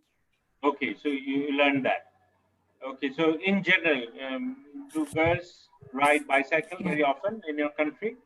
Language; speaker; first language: English; non-native, fluent; Bangla